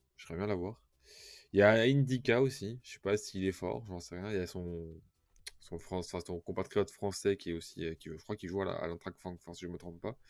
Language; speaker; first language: French; native; French